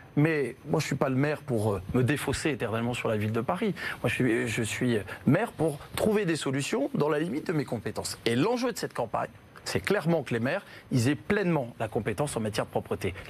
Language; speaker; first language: French; native; French